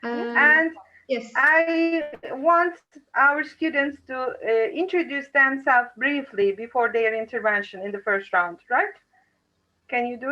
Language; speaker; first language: English; non-native, fluent; Turkish